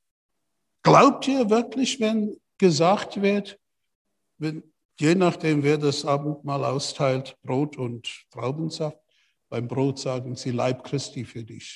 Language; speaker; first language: German; non-native, fluent; English